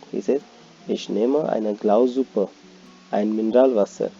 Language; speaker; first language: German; non-native, fluent; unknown